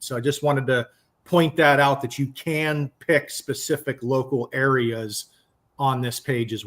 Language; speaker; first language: English; native; English